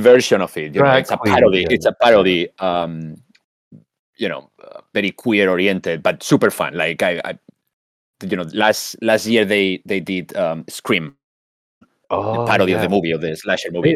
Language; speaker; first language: English; non-native, fluent; Spanish